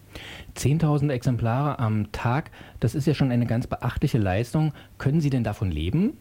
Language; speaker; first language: German; native; German